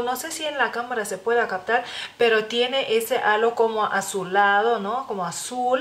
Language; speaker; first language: Spanish; non-native, fluent; Lithuanian